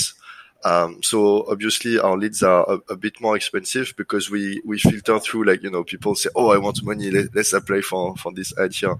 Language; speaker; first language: English; non-native, fluent; French